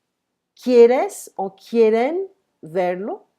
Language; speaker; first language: Spanish; non-native, fluent; French